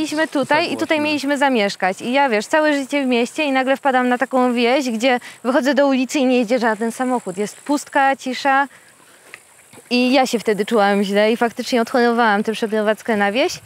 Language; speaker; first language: Polish; native; Polish